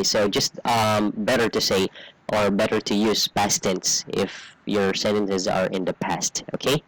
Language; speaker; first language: English; non-native, fluent; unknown